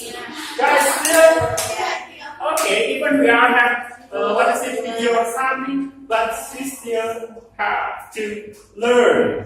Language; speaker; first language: English; non-native, learner; Indonesian